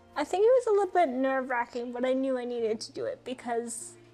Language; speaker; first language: English; native; English